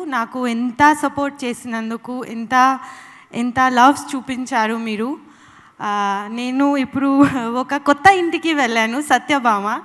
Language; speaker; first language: Telugu; non-native, local second language; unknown